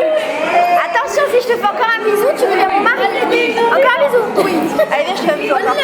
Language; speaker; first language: French; native; French